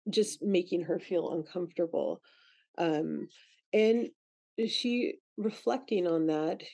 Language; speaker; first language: English; native; English